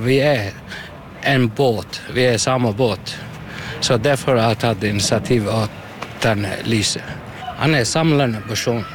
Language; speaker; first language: Norwegian; non-native, learner; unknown